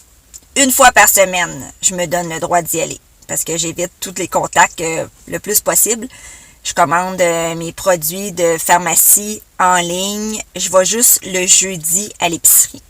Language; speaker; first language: French; native; French